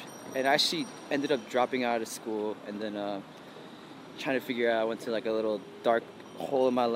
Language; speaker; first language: English; early bilingual, other home language; Korean